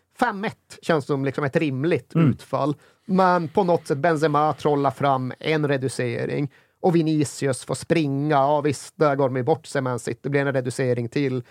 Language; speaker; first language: Swedish; native; Swedish